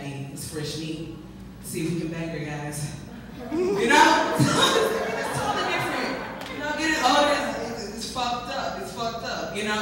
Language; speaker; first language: English; native; English